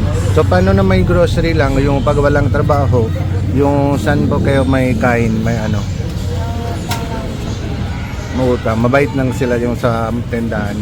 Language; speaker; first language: Filipino; non-native, local second language; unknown